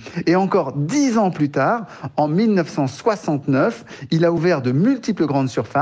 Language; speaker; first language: French; native; French